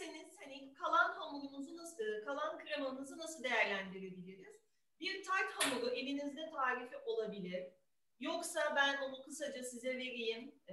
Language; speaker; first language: Turkish; native; Turkish